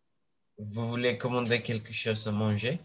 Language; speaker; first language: French; non-native, learner; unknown